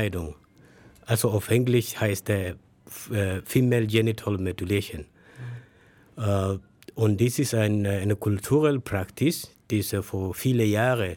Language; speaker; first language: German; non-native, learner; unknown